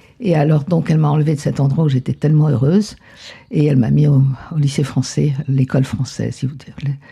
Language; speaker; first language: French; non-native, fluent; Spanish